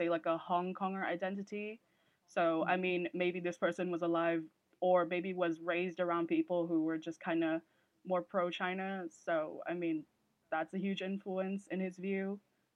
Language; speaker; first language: English; non-native, local second language; Cantonese